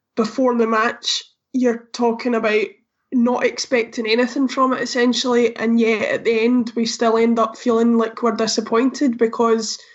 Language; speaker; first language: English; native; English